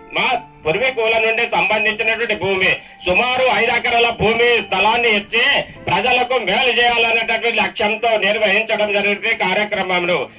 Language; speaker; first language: Telugu; non-native, local second language; Lambadi